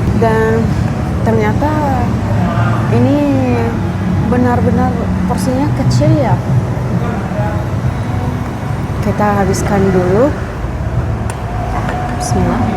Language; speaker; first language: Indonesian; non-native, fluent; Arabic